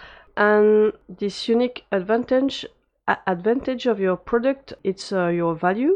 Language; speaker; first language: English; non-native, fluent; French